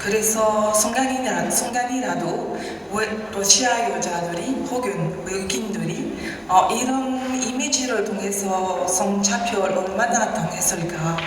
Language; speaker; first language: Korean; non-native, learner; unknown